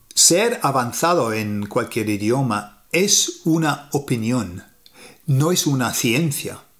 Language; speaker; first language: Spanish; native; Spanish